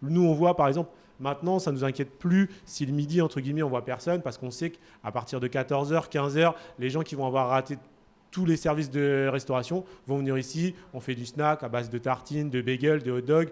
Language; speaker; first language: French; native; French